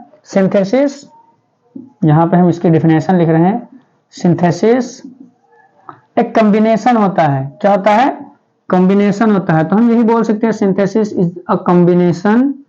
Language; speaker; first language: Hindi; native; Hindi